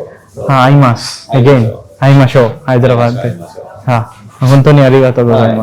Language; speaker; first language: Japanese; non-native, learner; Telugu